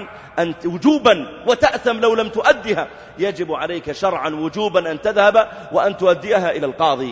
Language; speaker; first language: Arabic; native; Arabic